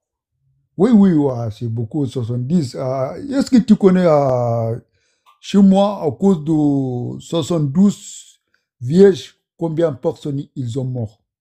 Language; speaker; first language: French; non-native, learner; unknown